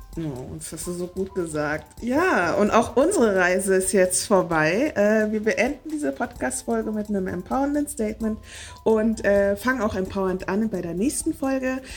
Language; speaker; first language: German; early bilingual, other home language; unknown